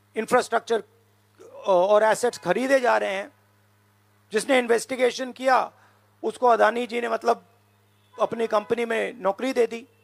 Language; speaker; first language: Hindi; native; Hindi